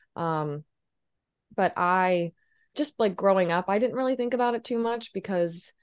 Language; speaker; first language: English; native; English